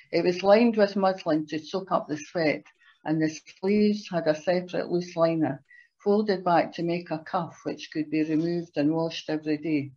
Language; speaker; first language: English; native; English